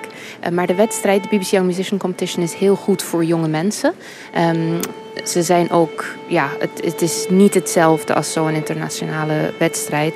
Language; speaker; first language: Dutch; early bilingual, heritage; English